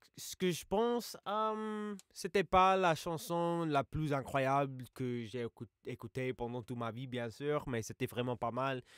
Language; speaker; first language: French; non-native, learner; English